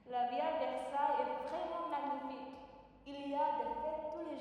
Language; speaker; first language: French; non-native, learner; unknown